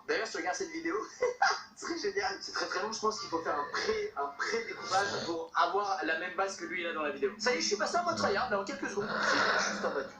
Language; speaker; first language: French; native; French